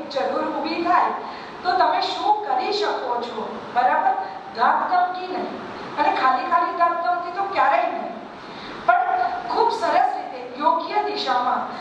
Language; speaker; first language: Gujarati; native; Gujarati